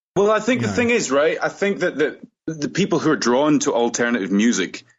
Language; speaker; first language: English; native; English